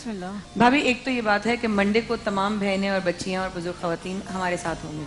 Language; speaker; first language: Urdu; native; Urdu